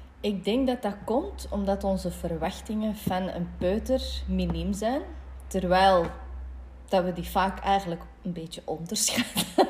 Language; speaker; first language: Dutch; non-native, fluent; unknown